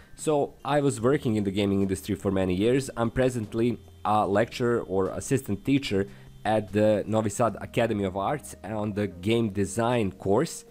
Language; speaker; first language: English; non-native, fluent; Serbian